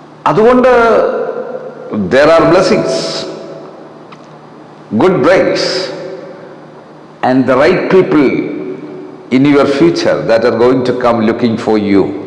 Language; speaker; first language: English; non-native, local second language; Malayalam